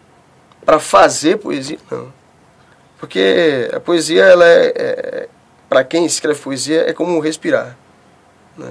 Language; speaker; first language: Portuguese; native; Portuguese